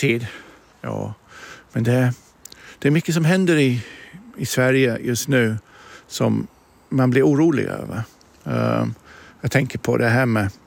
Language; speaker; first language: Swedish; non-native, fluent; English